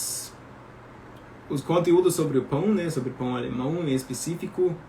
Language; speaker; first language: Portuguese; non-native, fluent; German